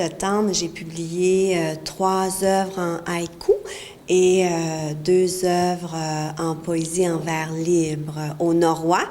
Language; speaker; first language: French; native; French